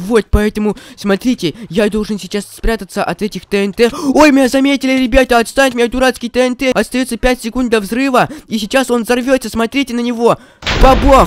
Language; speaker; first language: Russian; native; Russian